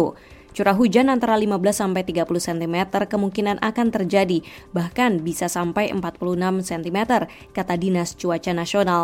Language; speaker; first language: Indonesian; native; Indonesian